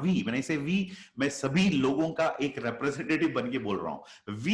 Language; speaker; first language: Hindi; native; Hindi